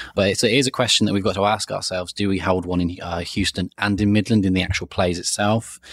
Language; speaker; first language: English; native; English